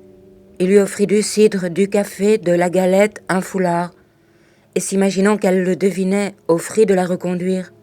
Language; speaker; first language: French; native; French